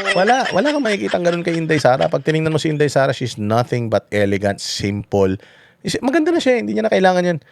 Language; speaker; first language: Filipino; non-native, local second language; Iloko